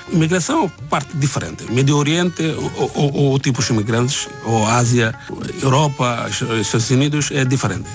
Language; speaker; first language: Portuguese; non-native, learner; Bangla